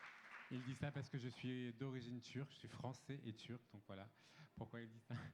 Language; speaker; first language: French; native; French